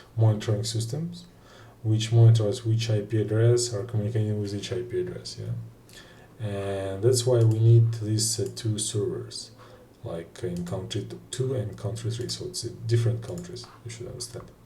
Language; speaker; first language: English; non-native, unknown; Russian